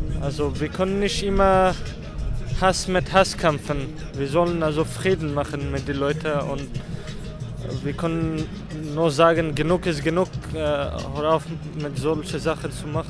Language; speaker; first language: German; early bilingual, other home language; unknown